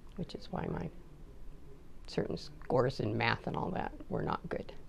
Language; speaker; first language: English; native; English